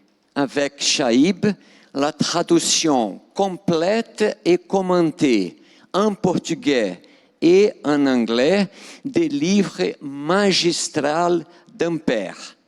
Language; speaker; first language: French; non-native, fluent; Portuguese